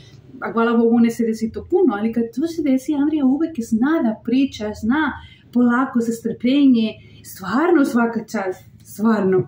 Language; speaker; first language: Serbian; non-native, learner; Spanish